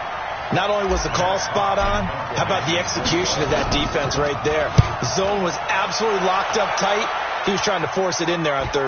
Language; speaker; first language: English; native; English